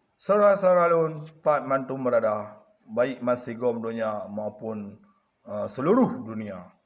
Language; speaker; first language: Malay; non-native, local second language; Achinese